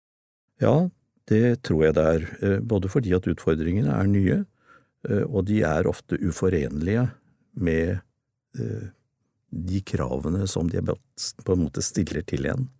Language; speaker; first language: Norwegian; native; Norwegian